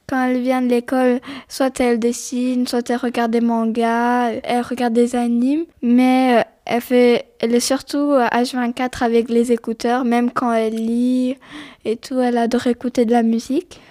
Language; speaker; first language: French; early bilingual, other home language; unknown